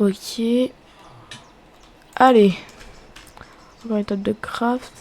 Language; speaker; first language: French; native; French